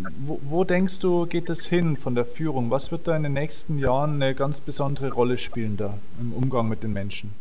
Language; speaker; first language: German; native; German